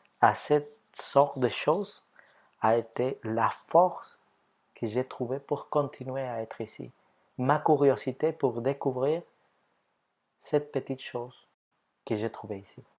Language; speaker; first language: French; non-native, fluent; Spanish